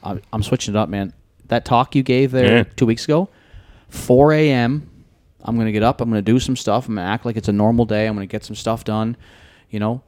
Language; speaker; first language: English; native; English